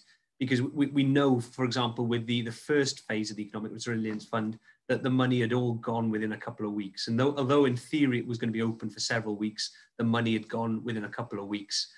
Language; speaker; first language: English; native; English